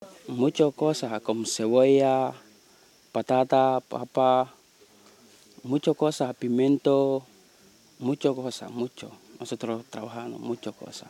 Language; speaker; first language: Spanish; non-native, learner; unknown